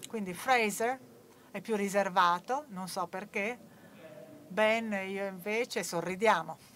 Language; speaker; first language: Italian; native; Italian